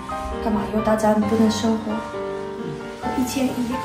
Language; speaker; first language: Chinese; non-native, learner; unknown